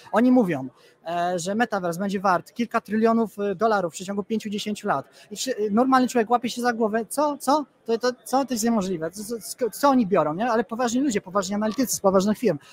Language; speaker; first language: Polish; native; Polish